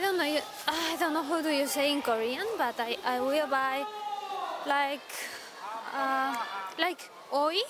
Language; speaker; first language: English; non-native, learner; Spanish